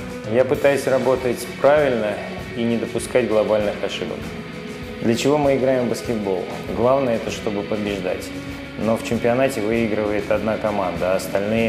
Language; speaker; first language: Russian; native; Russian